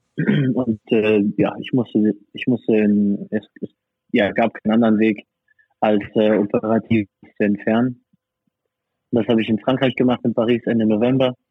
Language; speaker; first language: German; non-native, fluent; French